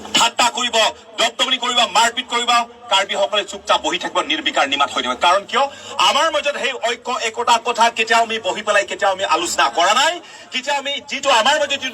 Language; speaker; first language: Assamese; non-native, local second language; Karbi